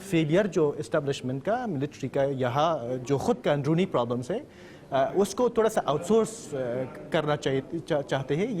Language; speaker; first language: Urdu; non-native, fluent; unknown